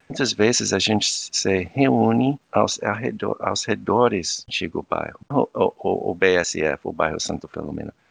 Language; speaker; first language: Portuguese; non-native, fluent; English